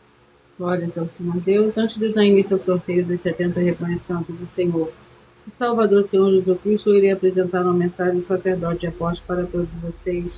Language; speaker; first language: Portuguese; native; Portuguese